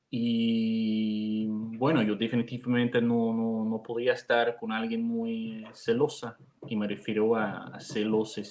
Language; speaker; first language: Spanish; non-native, fluent; Dutch